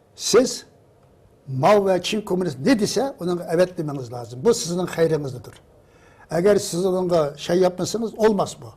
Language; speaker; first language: Turkish; non-native, fluent; Uyghur